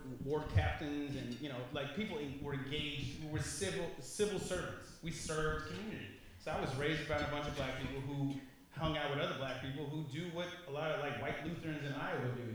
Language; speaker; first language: English; native; English